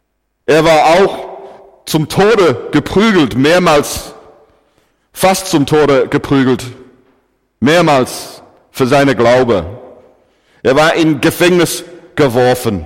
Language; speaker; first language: German; non-native, fluent; English